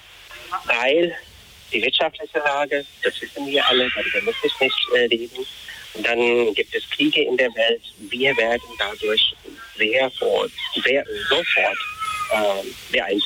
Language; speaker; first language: German; non-native, fluent; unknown